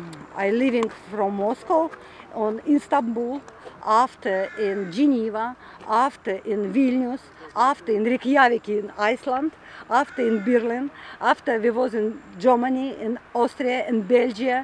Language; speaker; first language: English; non-native, learner; Russian